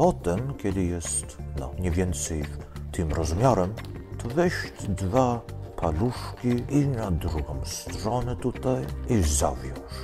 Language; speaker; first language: Polish; early bilingual, heritage; Polish